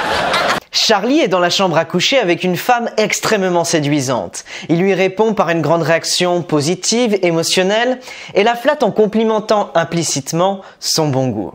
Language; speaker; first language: French; native; French